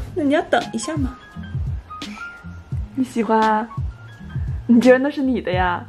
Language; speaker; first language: Chinese; native; Chinese